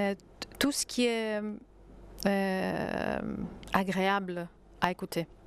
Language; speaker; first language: French; non-native, fluent; Greek